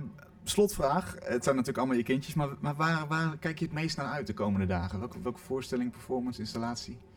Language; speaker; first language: Dutch; native; Dutch